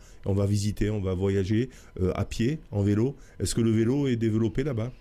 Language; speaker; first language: French; native; French